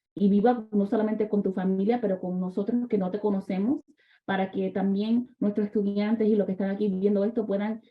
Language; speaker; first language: Spanish; early bilingual, heritage; Spanish